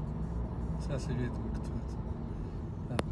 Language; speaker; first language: Russian; non-native, learner; Turkish